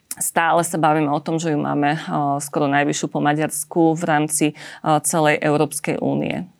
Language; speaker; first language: Slovak; native; Slovak